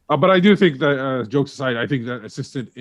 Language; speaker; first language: English; native; English